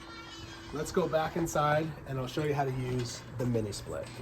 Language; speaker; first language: English; native; English